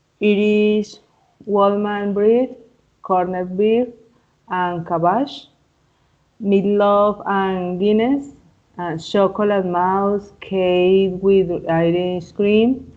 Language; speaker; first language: English; non-native, learner; Spanish